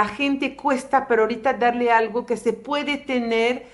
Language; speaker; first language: Spanish; native; Spanish